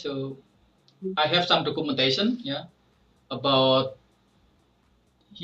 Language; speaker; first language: English; non-native, fluent; Indonesian